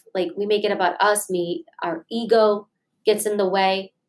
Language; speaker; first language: English; native; English